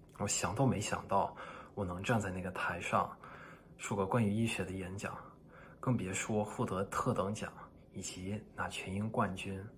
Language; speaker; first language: Chinese; non-native, fluent; English